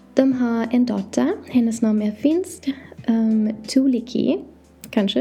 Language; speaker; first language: Swedish; non-native, learner; English